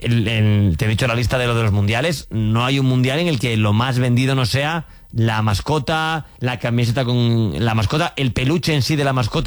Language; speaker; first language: Spanish; native; Spanish